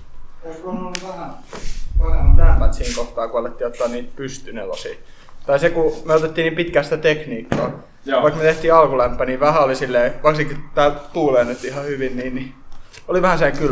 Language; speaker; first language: Finnish; native; Finnish